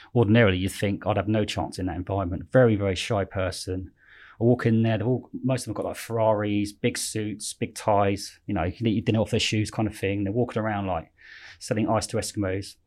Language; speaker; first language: English; native; English